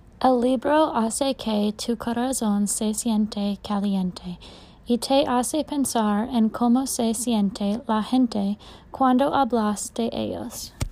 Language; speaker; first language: Spanish; non-native, learner; English